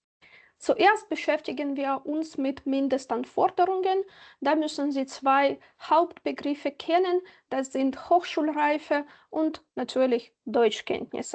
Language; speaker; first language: German; non-native, fluent; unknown